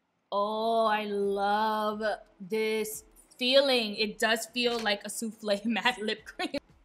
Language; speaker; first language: English; early bilingual, other home language; Spanish